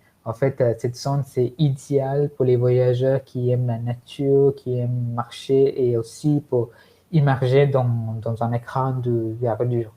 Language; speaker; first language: French; non-native, fluent; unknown